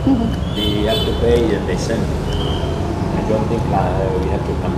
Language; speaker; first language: English; non-native, fluent; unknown